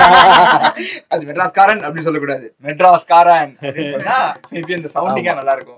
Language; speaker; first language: Tamil; native; Tamil